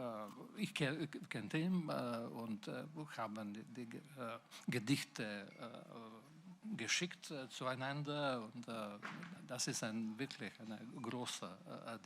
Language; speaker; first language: German; non-native, fluent; Slovenian